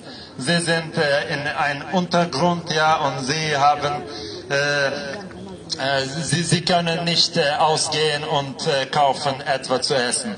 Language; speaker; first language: German; non-native, fluent; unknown